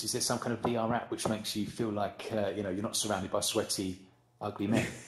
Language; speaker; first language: English; native; English